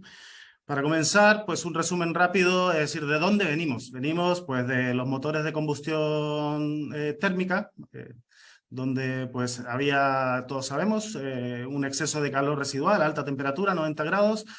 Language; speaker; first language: Spanish; native; Spanish